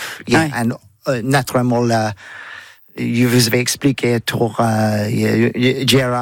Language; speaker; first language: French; non-native, learner; English